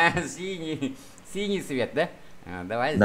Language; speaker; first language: Russian; non-native, fluent; Vietnamese